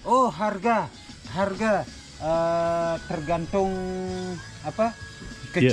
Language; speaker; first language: Indonesian; non-native, local second language; Sasak